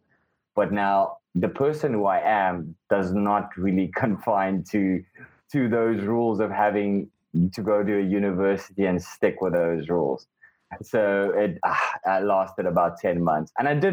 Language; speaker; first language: English; non-native, local second language; Afrikaans